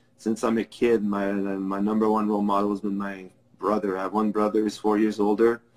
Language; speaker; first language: English; non-native, fluent; French